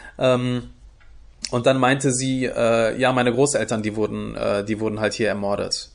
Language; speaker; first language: German; early bilingual, other home language; Turkish